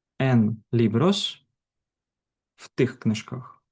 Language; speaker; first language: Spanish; non-native, fluent; Ukrainian